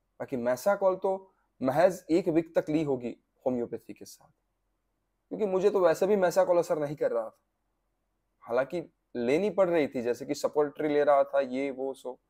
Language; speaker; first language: Hindi; non-native, local second language; Gujarati